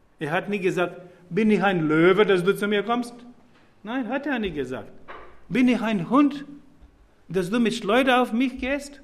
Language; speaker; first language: German; non-native, fluent; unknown